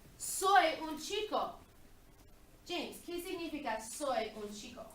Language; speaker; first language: Spanish; non-native, learner; English